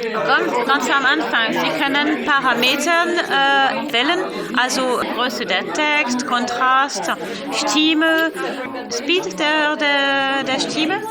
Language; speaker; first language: German; non-native, learner; French